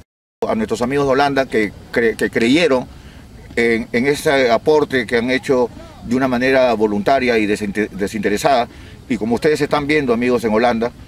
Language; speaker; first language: Spanish; native; Spanish